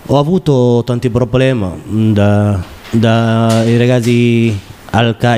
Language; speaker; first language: Italian; non-native, learner; Somali